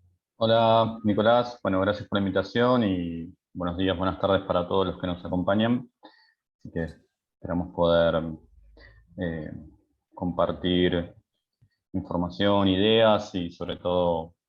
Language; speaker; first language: Spanish; native; Spanish